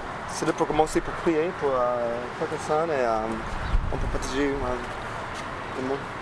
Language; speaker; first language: French; non-native, learner; English